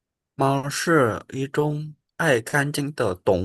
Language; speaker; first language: Chinese; non-native, learner; Indonesian